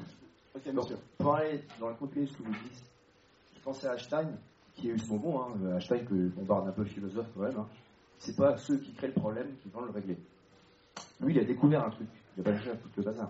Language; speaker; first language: French; native; French